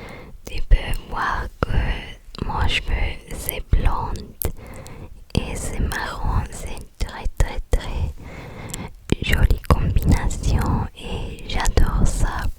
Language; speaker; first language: French; non-native, learner; English